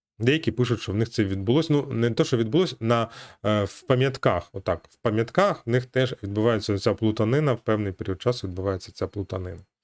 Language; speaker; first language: Ukrainian; native; Ukrainian